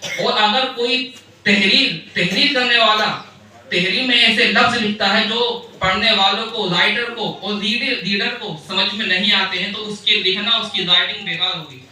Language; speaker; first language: Urdu; native; Urdu